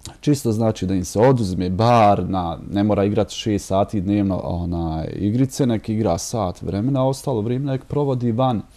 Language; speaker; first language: Croatian; native; Croatian